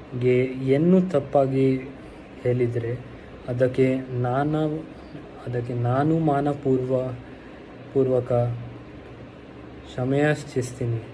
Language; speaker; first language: Kannada; non-native, local second language; Hindi